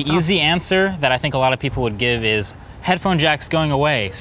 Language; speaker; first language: English; native; English